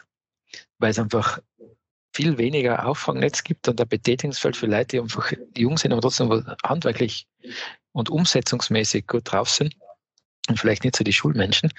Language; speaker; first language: German; native; German